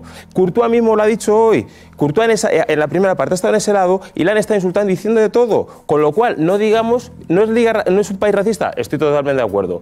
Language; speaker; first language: Spanish; native; Spanish